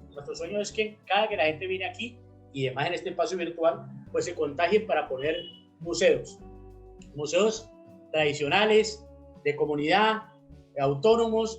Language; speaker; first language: Spanish; native; Spanish